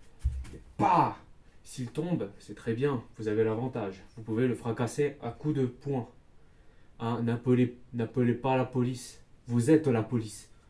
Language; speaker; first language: French; native; French